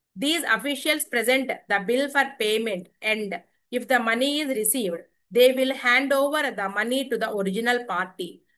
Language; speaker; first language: English; non-native, local second language; Telugu